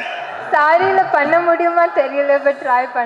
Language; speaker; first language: Tamil; non-native, learner; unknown